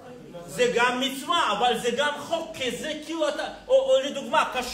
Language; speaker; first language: Hebrew; non-native, fluent; Russian